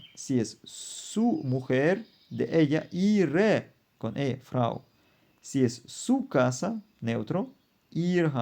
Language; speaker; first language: Spanish; non-native, fluent; German